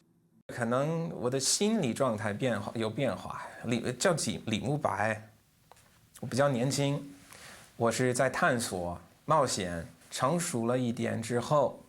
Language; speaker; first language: Chinese; non-native, fluent; English